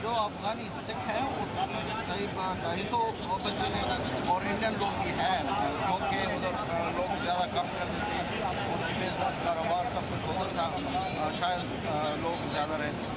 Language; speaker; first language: Hindi; non-native, fluent; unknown